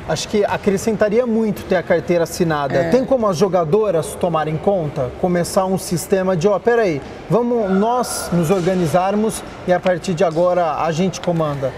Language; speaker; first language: Portuguese; native; Portuguese